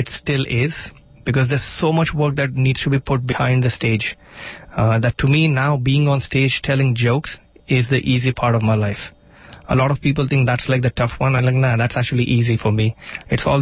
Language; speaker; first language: English; non-native, local second language; Marathi